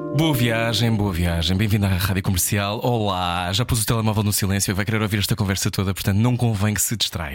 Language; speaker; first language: Portuguese; native; Portuguese